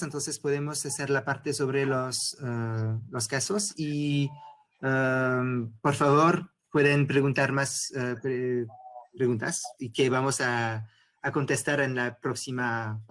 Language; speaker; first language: Spanish; non-native, fluent; French